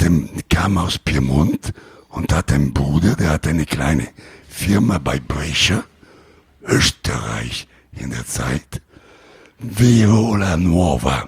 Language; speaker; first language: German; non-native, learner; Italian